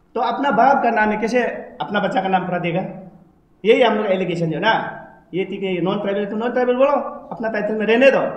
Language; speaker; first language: Hindi; non-native, local second language; Nyishi